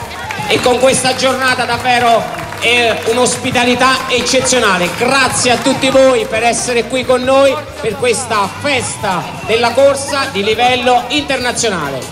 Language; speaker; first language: Italian; native; Italian